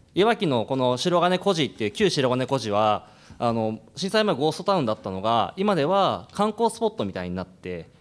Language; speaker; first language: Japanese; native; Japanese